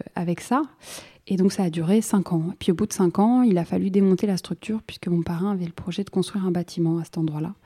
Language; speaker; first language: French; native; French